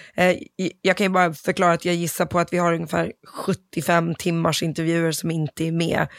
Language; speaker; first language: Swedish; early bilingual, other home language; English